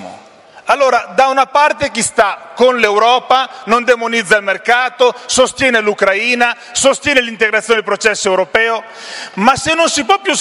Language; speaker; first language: Italian; native; Italian